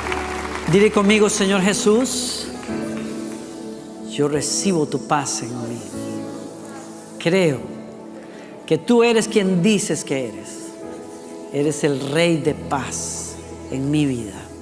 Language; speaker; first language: Spanish; native; Spanish